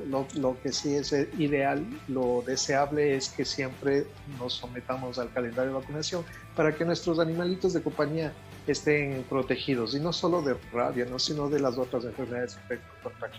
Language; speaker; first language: Spanish; native; Spanish